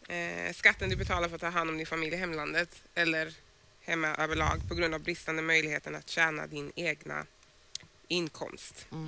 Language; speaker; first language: Swedish; early bilingual, other home language; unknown